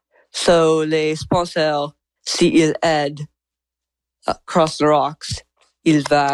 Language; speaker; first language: French; non-native, learner; English